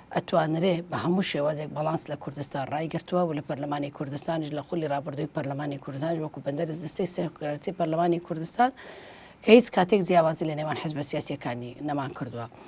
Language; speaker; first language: Central Kurdish; non-native, local second language; Turkish